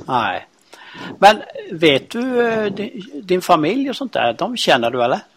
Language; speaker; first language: Swedish; native; Swedish